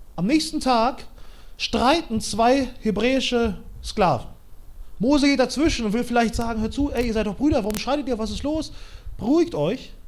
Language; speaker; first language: German; early bilingual, other home language; Russian